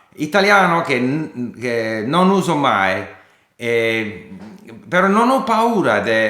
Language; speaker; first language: Italian; non-native, fluent; English